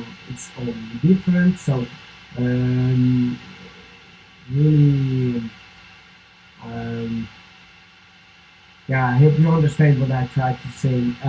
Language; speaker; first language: English; non-native, fluent; Italian